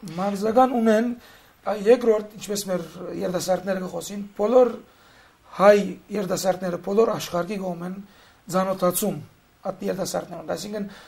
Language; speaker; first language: Armenian; early bilingual, heritage; Armenian